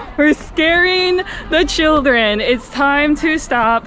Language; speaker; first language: English; native; English